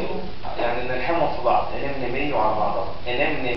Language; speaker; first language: Arabic; native; Arabic